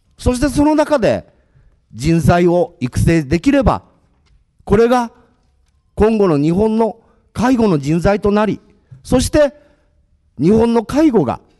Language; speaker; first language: Japanese; native; Japanese